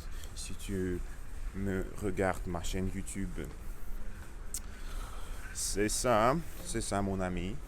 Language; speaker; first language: French; non-native, learner; Russian